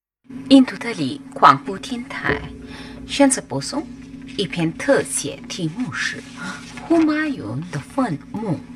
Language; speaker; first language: Chinese; non-native, learner; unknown